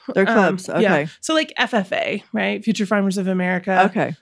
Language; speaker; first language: English; native; English